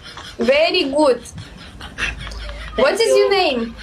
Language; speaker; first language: English; non-native, learner; Russian